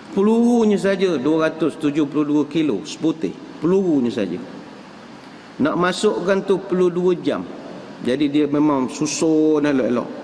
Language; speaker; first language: Malay; native; Malay